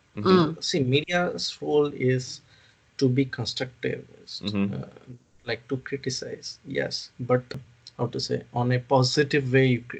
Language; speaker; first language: English; non-native, local second language; Odia